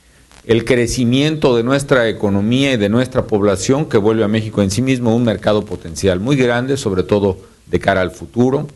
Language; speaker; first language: Spanish; native; Spanish